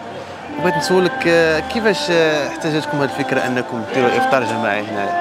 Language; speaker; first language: Arabic; native; Arabic